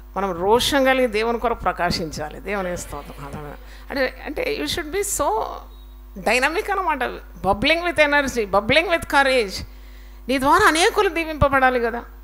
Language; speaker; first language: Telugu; native; Telugu